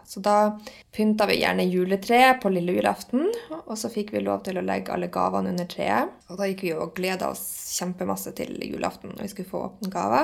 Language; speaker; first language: Norwegian; native; Norwegian